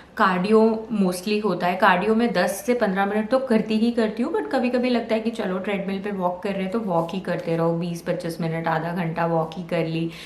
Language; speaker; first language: Hindi; native; Hindi